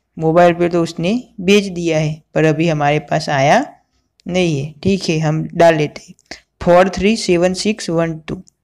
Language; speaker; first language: Hindi; non-native, local second language; Gujarati